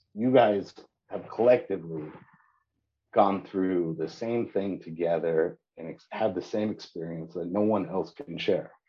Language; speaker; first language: English; native; English